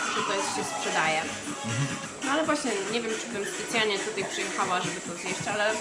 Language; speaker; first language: Polish; early bilingual, heritage; Polish